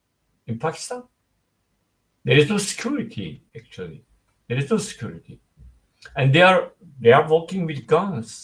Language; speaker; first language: English; non-native, fluent; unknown